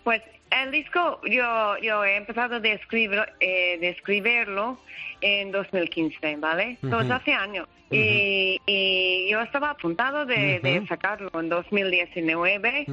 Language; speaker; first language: Spanish; non-native, learner; English